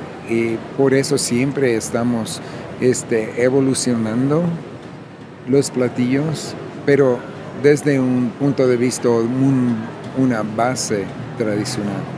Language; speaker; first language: Spanish; non-native, fluent; English